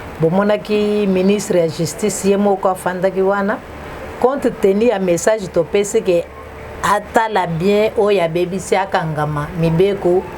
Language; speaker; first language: Lingala; non-native, local second language; Luba-Lulua